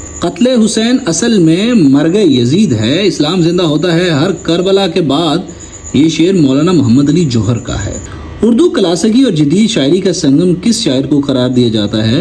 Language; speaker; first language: Urdu; non-native, local second language; Punjabi